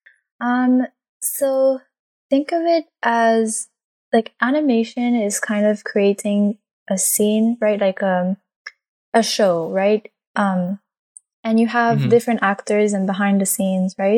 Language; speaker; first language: English; non-native, fluent; French